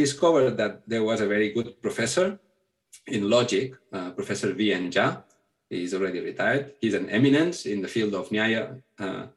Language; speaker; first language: English; non-native, fluent; Catalan